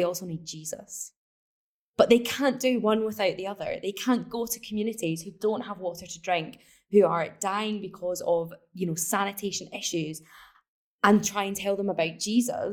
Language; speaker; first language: English; native; English